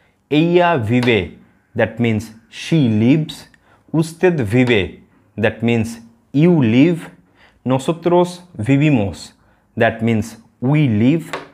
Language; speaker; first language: English; non-native, local second language; Bangla